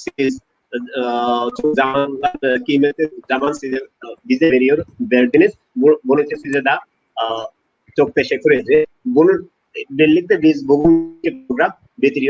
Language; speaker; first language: Turkish; non-native, learner; Bangla